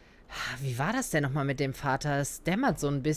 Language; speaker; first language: German; native; German